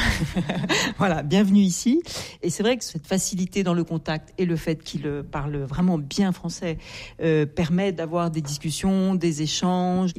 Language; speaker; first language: French; native; French